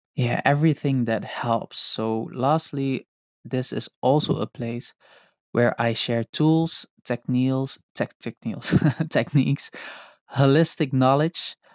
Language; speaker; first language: English; non-native, fluent; Dutch